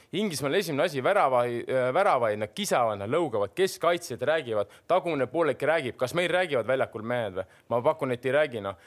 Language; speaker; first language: Estonian; native; Estonian